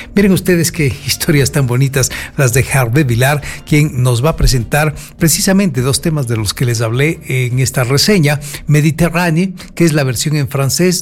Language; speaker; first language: Spanish; native; Spanish